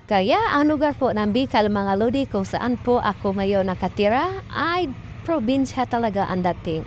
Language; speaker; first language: Filipino; non-native, local second language; Cebuano